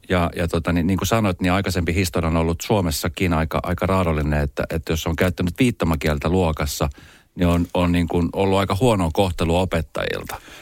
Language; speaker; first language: Finnish; native; Finnish